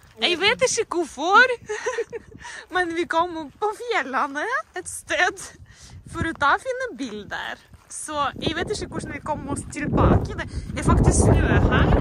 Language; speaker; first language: Norwegian; non-native, fluent; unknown